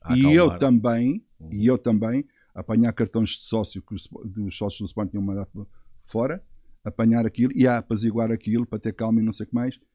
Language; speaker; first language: Portuguese; native; Portuguese